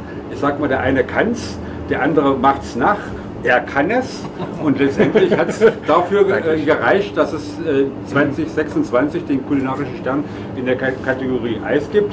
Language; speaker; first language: German; native; German